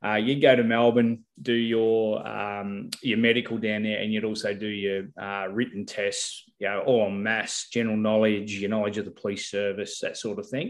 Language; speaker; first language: English; native; English